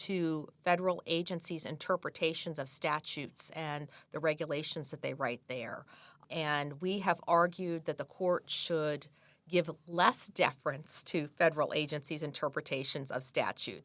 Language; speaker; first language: English; native; English